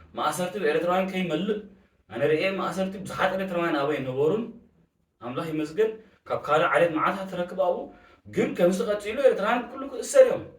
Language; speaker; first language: Tigrinya; early bilingual, heritage; Tigrinya